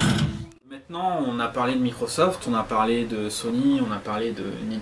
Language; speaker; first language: French; native; French